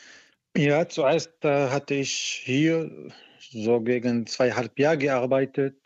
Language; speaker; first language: German; non-native, learner; Arabic